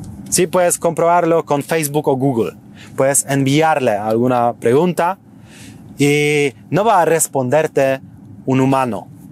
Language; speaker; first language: Spanish; non-native, fluent; Polish